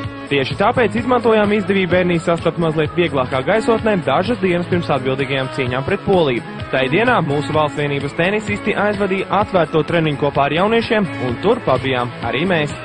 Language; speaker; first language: Latvian; native; Latvian